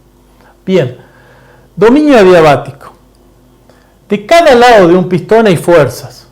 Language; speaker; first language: Spanish; native; Spanish